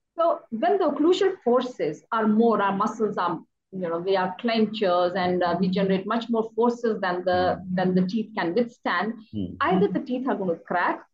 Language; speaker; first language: English; non-native, local second language; Hindi